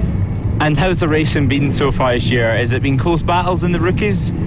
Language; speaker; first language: English; native; English